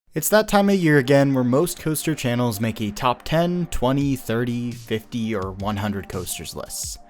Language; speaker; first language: English; native; English